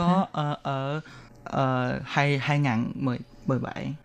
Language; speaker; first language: Vietnamese; early bilingual, heritage; Chinese